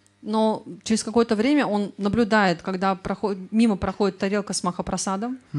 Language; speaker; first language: Russian; native; Russian